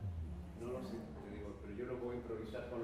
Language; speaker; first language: Spanish; native; Spanish